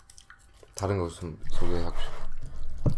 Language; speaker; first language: Korean; non-native, fluent; English